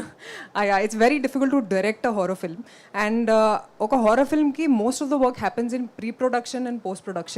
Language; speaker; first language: Telugu; non-native, local second language; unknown